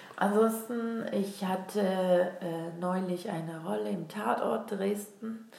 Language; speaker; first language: German; non-native, fluent; Turkish